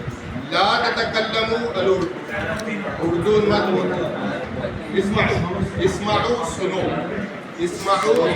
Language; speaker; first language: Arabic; non-native, fluent; Urdu